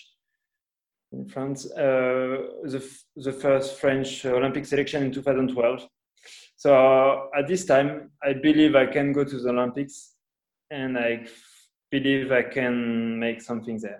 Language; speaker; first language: English; non-native, learner; French